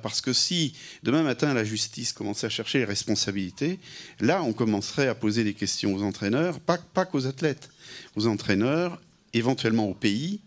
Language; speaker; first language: French; native; French